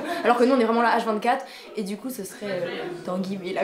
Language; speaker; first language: French; native; French